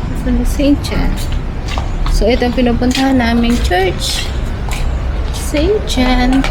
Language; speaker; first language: Filipino; native; Filipino